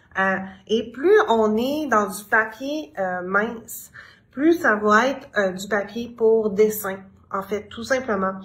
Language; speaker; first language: French; native; French